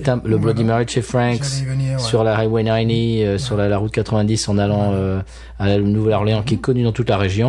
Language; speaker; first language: French; native; French